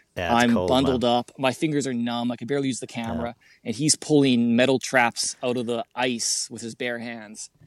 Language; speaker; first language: English; native; English